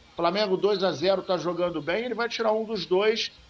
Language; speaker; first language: Portuguese; native; Portuguese